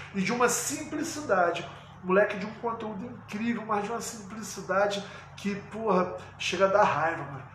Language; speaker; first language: Portuguese; native; Portuguese